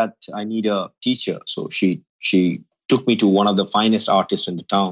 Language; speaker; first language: English; non-native, local second language; Bangla